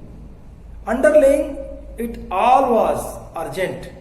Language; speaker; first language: English; non-native, local second language; Hindi